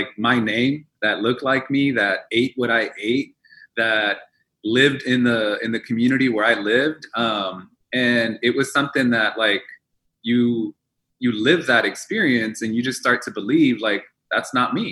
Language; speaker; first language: English; early bilingual, other home language; Spanish